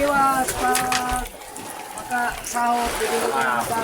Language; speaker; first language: Filipino; native; Filipino